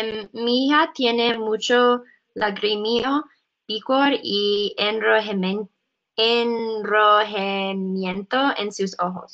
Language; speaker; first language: Spanish; non-native, learner; English